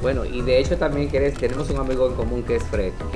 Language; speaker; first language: Spanish; native; Spanish